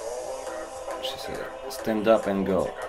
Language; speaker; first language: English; non-native, learner; Russian